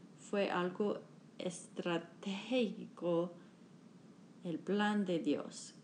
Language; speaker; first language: Spanish; non-native, learner; English